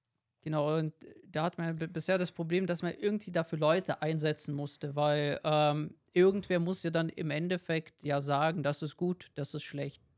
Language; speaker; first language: German; native; German